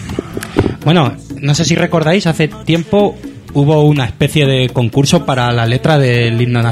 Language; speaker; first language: Spanish; native; Spanish